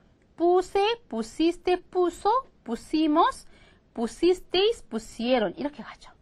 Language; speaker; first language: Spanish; non-native, fluent; Korean